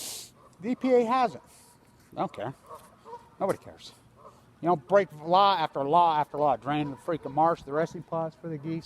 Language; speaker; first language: English; native; English